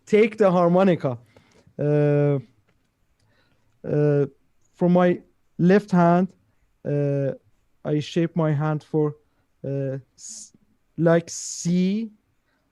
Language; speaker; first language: English; non-native, learner; Persian